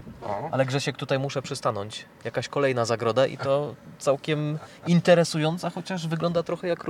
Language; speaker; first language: Polish; native; Polish